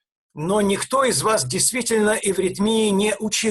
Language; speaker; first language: Russian; native; Russian